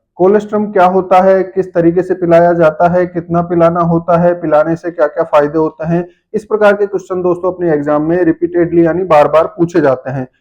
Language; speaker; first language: Hindi; native; Hindi